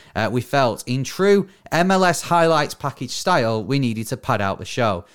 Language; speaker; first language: English; native; English